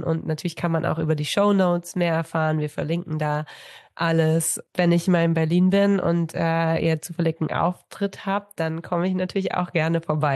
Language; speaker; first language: German; native; German